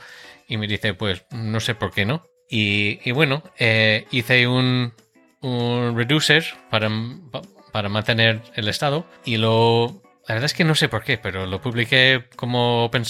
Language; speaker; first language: Spanish; non-native, fluent; English